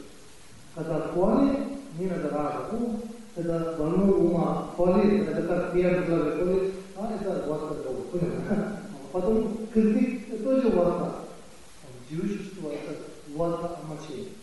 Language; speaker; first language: Russian; non-native, learner; Tibetan